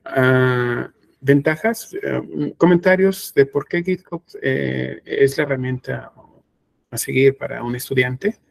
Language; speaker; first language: Spanish; native; Spanish